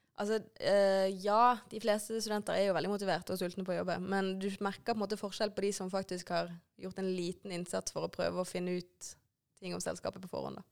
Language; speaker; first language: Norwegian; native; Norwegian